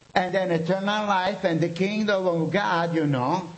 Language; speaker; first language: English; non-native, fluent; Bosnian